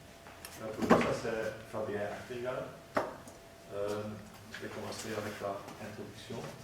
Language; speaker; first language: French; non-native, learner; Dutch